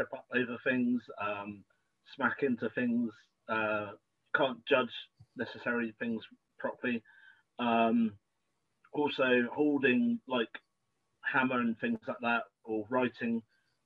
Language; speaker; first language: English; native; English